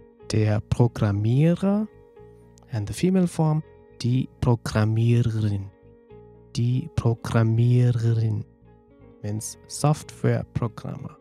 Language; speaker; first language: German; non-native, fluent; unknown